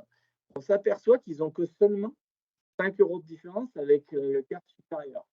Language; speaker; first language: French; native; French